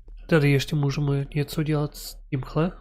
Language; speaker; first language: Czech; non-native, learner; Ukrainian